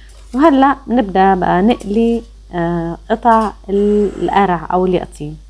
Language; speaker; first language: Arabic; native; Arabic